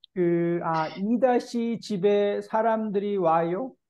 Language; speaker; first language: Korean; native; Korean